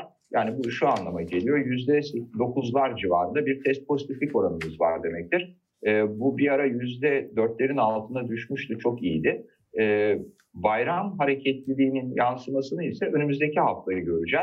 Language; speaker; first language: Turkish; native; Turkish